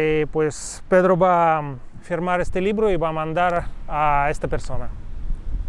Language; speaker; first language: Spanish; non-native, fluent; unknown